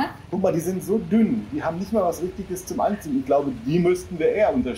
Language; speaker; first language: German; native; German